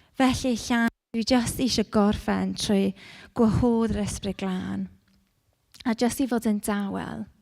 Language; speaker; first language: Welsh; non-native, local second language; English